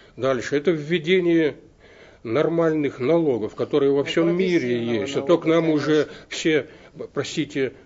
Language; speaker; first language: Russian; native; Russian